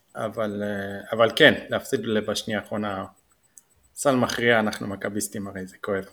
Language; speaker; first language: Hebrew; native; Hebrew